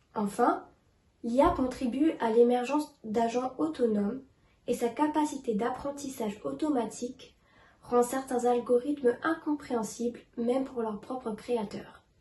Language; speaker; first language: French; native; French